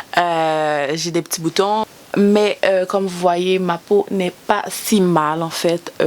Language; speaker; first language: French; native; French